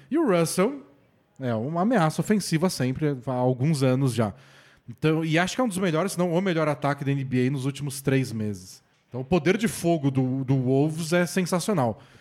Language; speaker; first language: Portuguese; native; Portuguese